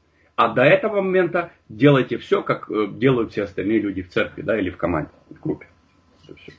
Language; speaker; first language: Russian; native; Russian